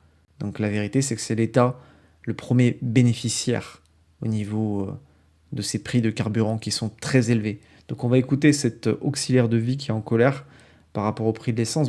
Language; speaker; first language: French; native; French